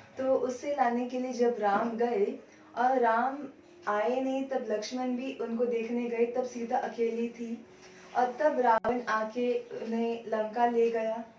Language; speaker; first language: Hindi; non-native, local second language; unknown